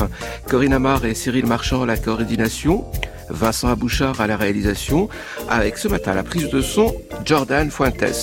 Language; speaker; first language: French; native; French